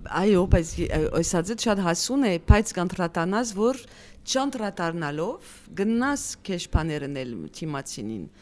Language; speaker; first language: Armenian; early bilingual, heritage; Armenian